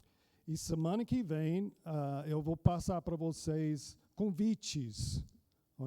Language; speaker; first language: Portuguese; non-native, fluent; English